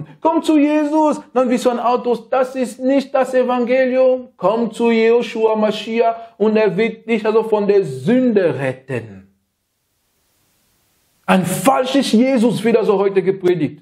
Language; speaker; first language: German; non-native, learner; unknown